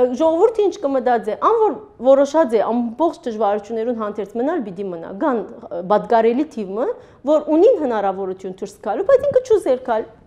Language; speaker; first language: Armenian; early bilingual, heritage; Armenian